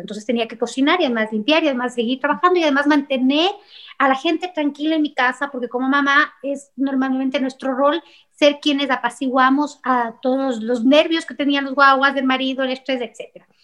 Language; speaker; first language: Spanish; native; Spanish